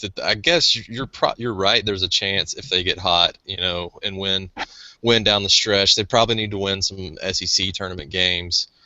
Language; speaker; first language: English; native; English